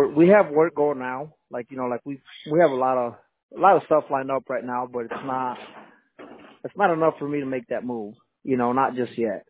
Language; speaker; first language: English; early bilingual, other home language; Spanish